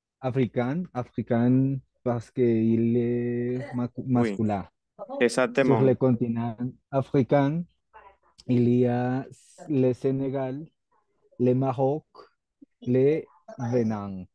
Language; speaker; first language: French; non-native, learner; Spanish